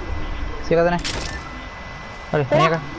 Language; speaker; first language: Spanish; native; Spanish